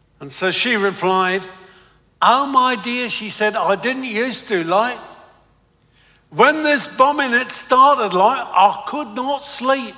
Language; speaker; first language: English; native; English